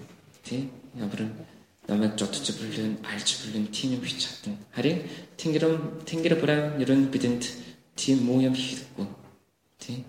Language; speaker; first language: Mongolian; non-native, fluent; Korean